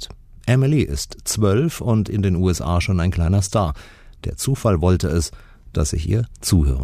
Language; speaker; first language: German; native; German